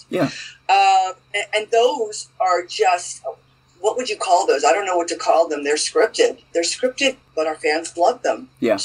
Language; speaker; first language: English; native; English